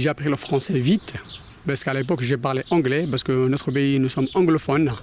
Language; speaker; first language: French; non-native, fluent; Somali